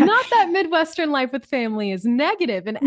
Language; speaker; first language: English; native; English